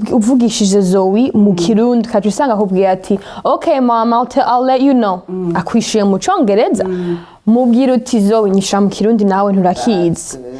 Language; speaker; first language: Rundi; early bilingual, heritage; Rundi